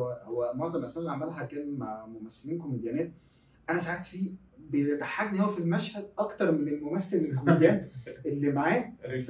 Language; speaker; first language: Arabic; native; Arabic